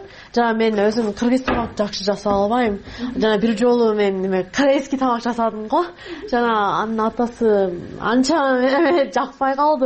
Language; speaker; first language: Kyrgyz; non-native, learner; English